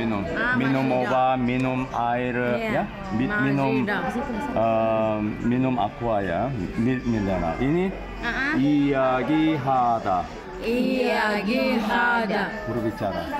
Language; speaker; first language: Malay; non-native, learner; Korean